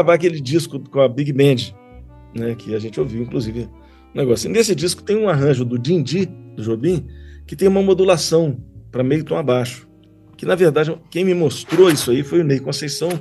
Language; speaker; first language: Portuguese; native; Portuguese